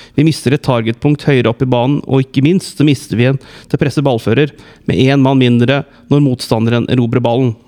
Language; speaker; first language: Norwegian; native; Norwegian